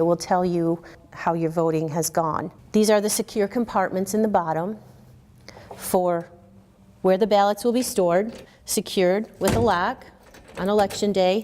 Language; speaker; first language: English; native; English